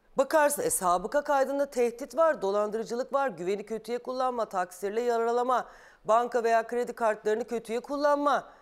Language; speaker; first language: Turkish; native; Turkish